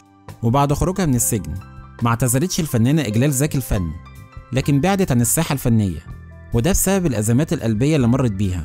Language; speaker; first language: Arabic; native; Arabic